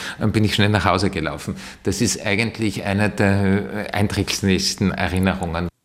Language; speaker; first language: German; early bilingual, other home language; Turkish